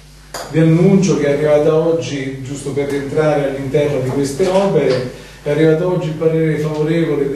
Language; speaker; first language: Italian; native; Italian